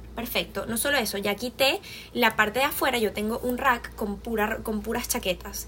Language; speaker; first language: Spanish; native; Spanish